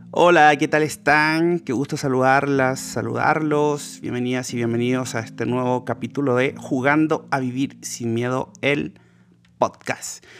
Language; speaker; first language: Spanish; native; Spanish